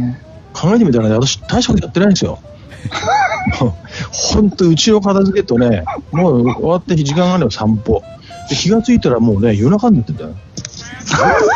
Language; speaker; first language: Japanese; native; Japanese